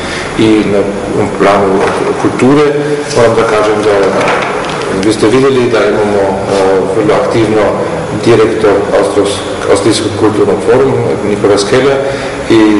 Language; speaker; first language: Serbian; non-native, learner; German